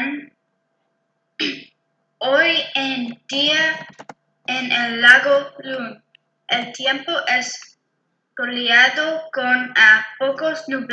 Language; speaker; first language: Spanish; non-native, learner; English